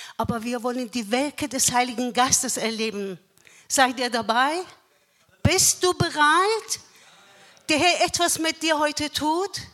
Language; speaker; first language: German; non-native, fluent; Persian